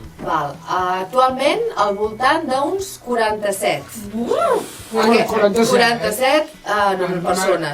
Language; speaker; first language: Catalan; native; Catalan